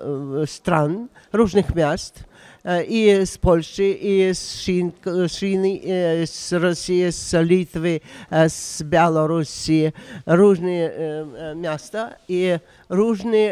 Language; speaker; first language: Polish; non-native, learner; Russian